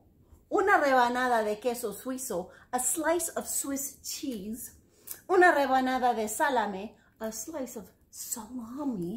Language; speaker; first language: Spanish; non-native, fluent; English